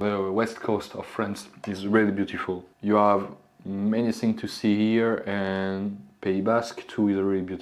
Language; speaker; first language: English; non-native, learner; French